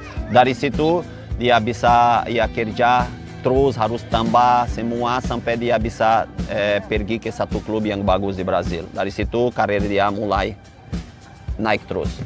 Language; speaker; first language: Indonesian; non-native, fluent; Portuguese